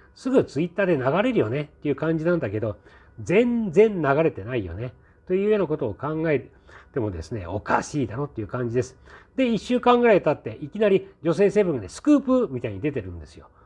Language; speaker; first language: Japanese; native; Japanese